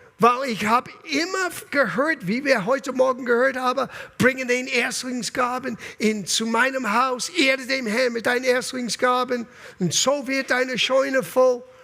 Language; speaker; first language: German; non-native, fluent; English